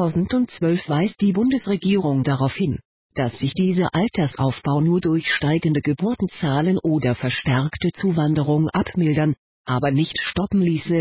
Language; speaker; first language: German; native; German